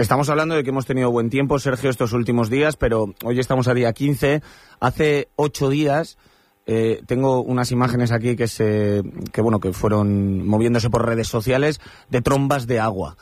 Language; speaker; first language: Spanish; native; Spanish